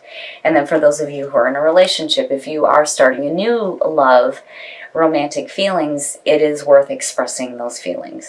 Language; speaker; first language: English; native; English